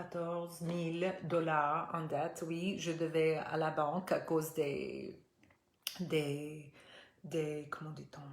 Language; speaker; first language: French; non-native, fluent; Spanish